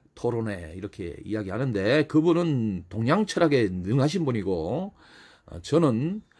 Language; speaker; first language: Korean; native; Korean